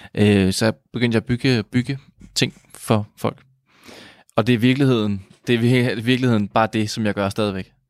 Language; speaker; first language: Danish; native; Danish